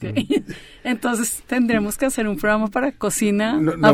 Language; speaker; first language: Spanish; native; Spanish